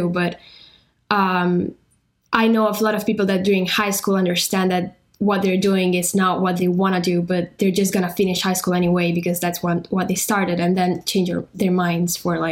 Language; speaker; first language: English; non-native, fluent; Italian